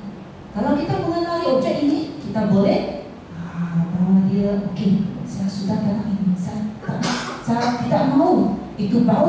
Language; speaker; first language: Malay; non-native, local second language; Chinese